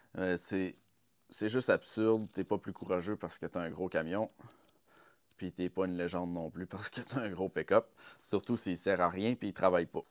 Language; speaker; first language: French; native; French